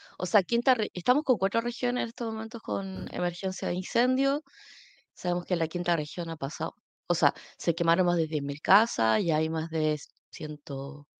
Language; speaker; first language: Spanish; native; Spanish